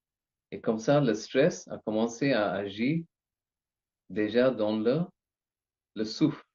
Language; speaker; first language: French; non-native, learner; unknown